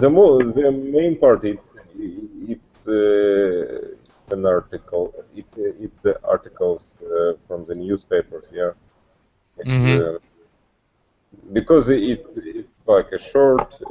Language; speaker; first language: English; non-native, learner; Russian